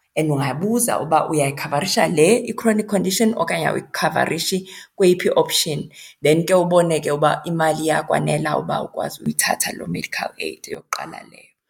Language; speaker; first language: Xhosa; non-native, local second language; Zulu